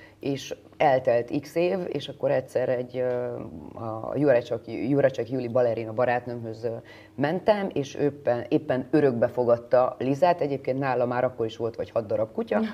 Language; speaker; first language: Hungarian; native; Hungarian